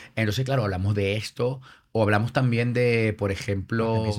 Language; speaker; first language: Spanish; native; Spanish